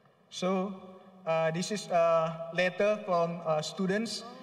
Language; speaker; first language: English; non-native, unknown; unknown